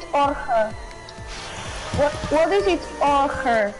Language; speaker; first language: English; non-native, learner; Slovak